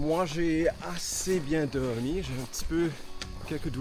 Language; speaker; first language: French; non-native, fluent; English